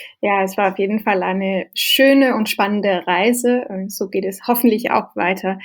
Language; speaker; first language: German; non-native, fluent; Danish